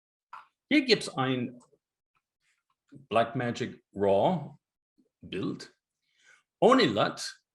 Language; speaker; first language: German; non-native, learner; English